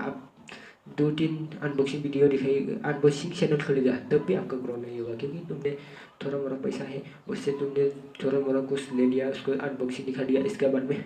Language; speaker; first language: Hindi; non-native, local second language; Bodo